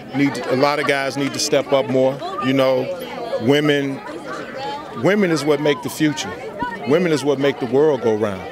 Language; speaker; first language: English; native; English